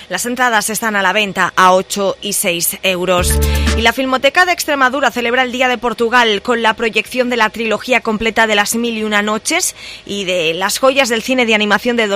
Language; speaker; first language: Spanish; native; Spanish